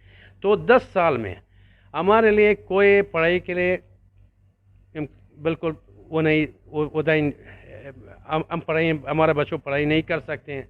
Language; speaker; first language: Hindi; non-native, learner; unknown